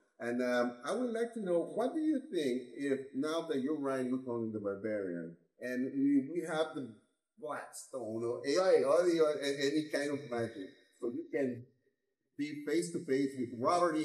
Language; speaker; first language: English; non-native, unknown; Spanish